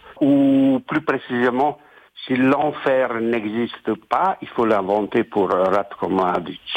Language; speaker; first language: French; non-native, fluent; Bosnian